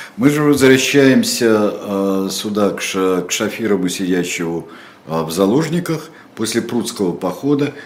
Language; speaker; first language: Russian; native; Russian